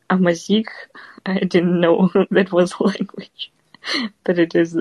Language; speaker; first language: English; non-native, fluent; Kazakh